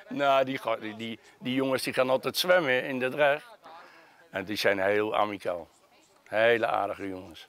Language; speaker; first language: Dutch; native; Dutch